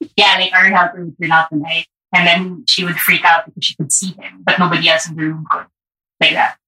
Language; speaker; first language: English; non-native, local second language; Filipino